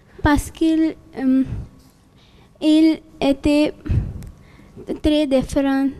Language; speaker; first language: French; non-native, learner; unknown